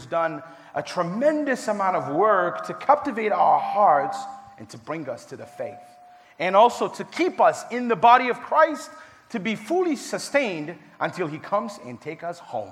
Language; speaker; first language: English; non-native, fluent; Tigrinya